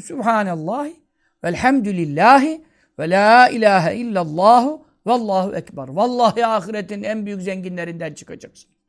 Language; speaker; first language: Turkish; native; Turkish